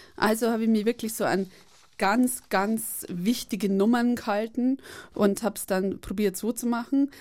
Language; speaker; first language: German; native; German